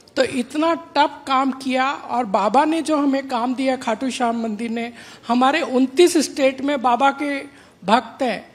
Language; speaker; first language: Hindi; native; Hindi